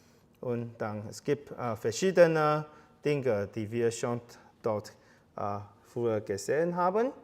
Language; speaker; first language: German; non-native, fluent; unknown